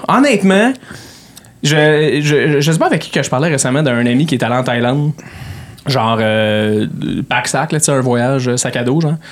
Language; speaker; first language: French; native; French